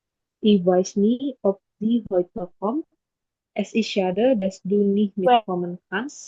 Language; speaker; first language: German; non-native, learner; Indonesian